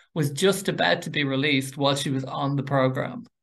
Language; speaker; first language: English; native; English